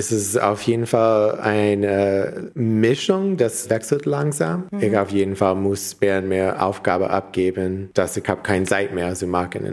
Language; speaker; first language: German; non-native, learner; English